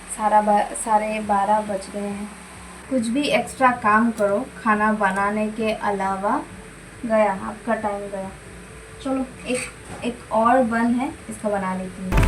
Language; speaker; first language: Hindi; non-native, local second language; Bangla